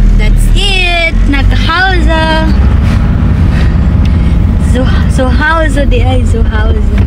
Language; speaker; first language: German; non-native, learner; Cebuano